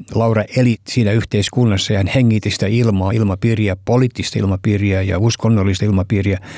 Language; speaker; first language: Finnish; early bilingual, heritage; Finnish